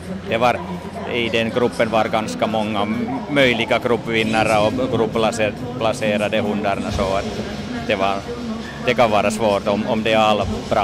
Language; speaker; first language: Swedish; non-native, fluent; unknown